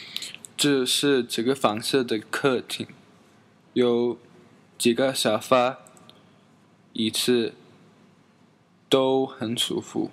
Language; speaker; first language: Chinese; non-native, learner; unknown